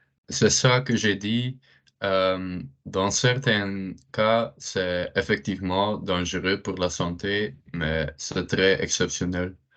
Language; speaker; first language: French; non-native, learner; Dutch